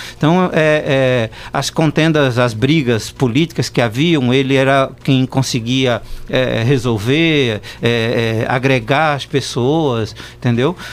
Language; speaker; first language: Portuguese; native; Portuguese